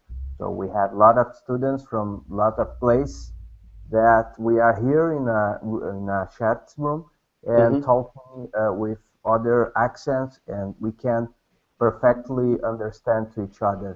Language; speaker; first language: English; non-native, learner; Portuguese